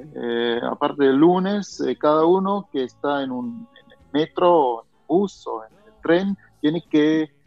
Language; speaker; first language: Spanish; non-native, fluent; German